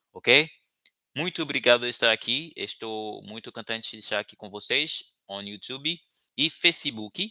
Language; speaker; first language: Portuguese; non-native, fluent; Haitian Creole